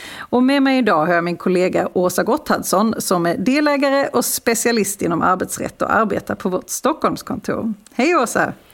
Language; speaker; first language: Swedish; native; Swedish